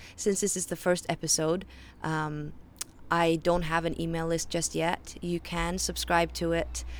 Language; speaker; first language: English; non-native, fluent; Faroese